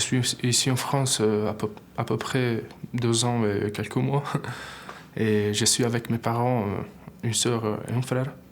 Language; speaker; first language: French; non-native, learner; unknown